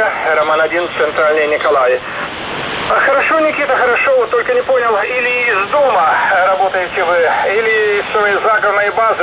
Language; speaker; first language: Russian; native; Russian